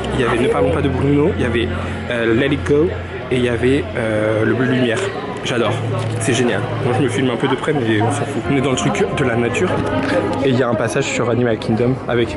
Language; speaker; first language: French; native; French